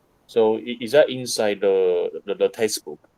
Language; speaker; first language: English; non-native, fluent; Chinese